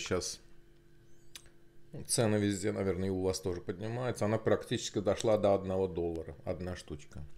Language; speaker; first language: Russian; non-native, local second language; Azerbaijani